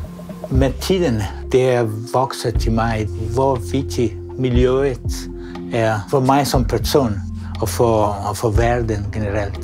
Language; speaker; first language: Danish; non-native, fluent; Italian